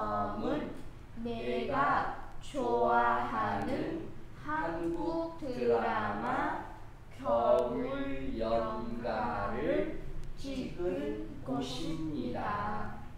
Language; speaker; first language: Korean; non-native, learner; Vietnamese